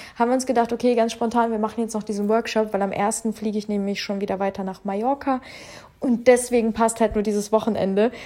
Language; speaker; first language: German; early bilingual, other home language; Russian